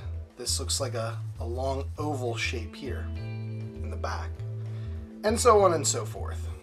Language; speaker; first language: English; native; English